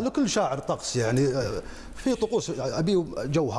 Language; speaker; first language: Arabic; native; Arabic